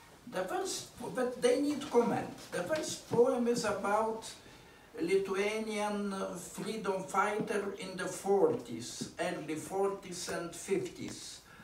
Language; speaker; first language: English; non-native, fluent; Lithuanian